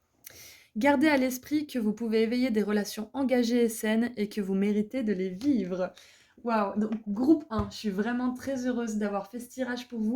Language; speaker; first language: French; native; French